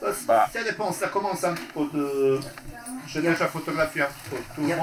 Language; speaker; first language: French; non-native, fluent; Bosnian